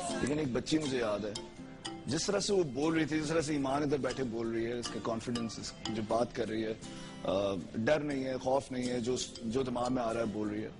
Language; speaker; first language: Urdu; native; Urdu